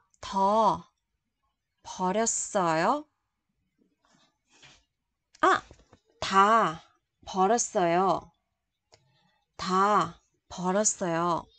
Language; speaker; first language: Korean; non-native, fluent; Vietnamese